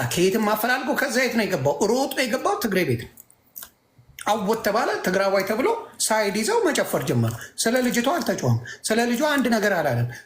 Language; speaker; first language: Amharic; non-native, local second language; Tigrinya